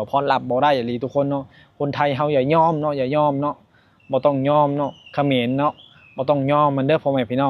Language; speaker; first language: Thai; non-native, local second language; Lao